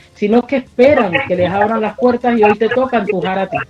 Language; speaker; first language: Spanish; native; Spanish